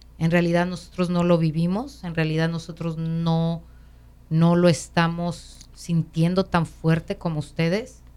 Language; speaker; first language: Spanish; native; Spanish